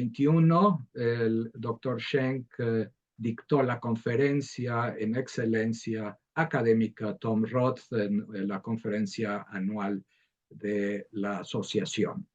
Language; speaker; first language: Spanish; native; Spanish